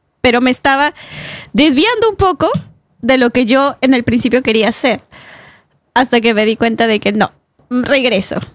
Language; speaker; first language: Spanish; native; Spanish